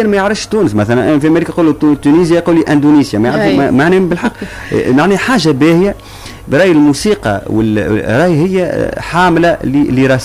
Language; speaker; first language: Arabic; native; Arabic